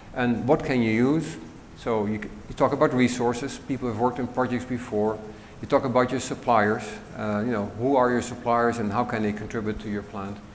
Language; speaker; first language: English; non-native, fluent; Dutch